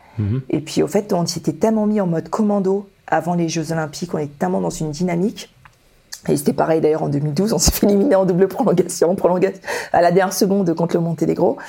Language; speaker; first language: French; early bilingual, other home language; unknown